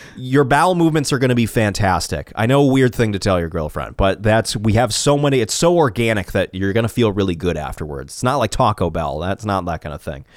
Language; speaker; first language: English; early bilingual, other home language; Italian